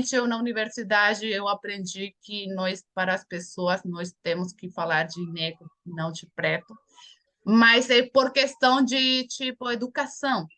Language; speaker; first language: Portuguese; non-native, fluent; Spanish